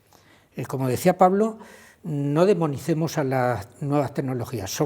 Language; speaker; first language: Spanish; native; Spanish